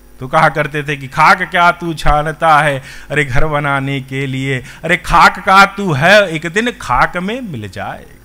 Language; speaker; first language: Hindi; native; Hindi